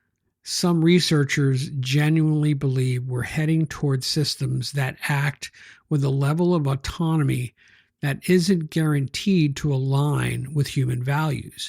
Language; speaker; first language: English; native; English